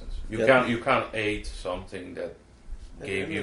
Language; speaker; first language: English; non-native, fluent; Italian